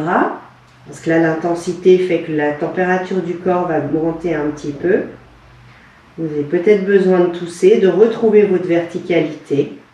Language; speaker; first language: French; native; French